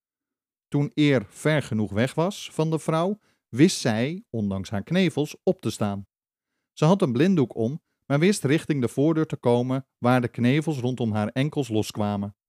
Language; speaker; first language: Dutch; native; Dutch